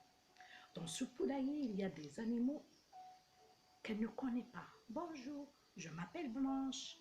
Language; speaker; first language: French; non-native, local second language; Arabic